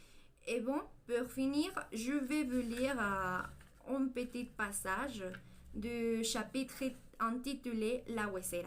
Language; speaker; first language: French; non-native, learner; Spanish